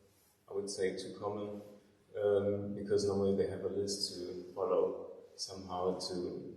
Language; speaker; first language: English; non-native, fluent; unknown